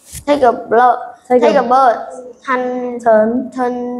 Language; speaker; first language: English; non-native, learner; Vietnamese